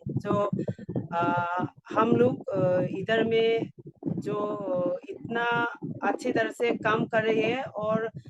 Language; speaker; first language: Hindi; non-native, local second language; Garo